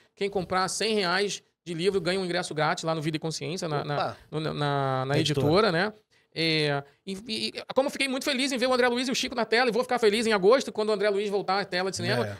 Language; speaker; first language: Portuguese; native; Portuguese